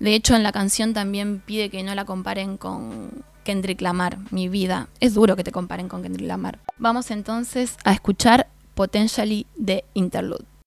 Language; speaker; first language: Spanish; native; Spanish